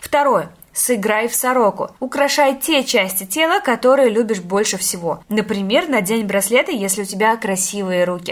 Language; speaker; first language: Russian; native; Russian